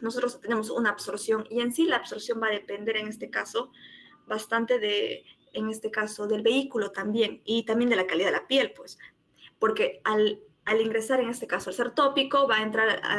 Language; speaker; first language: Spanish; native; Spanish